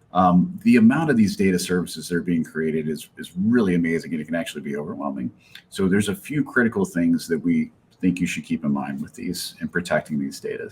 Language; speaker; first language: English; native; English